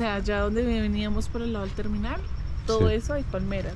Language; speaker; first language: Spanish; native; Spanish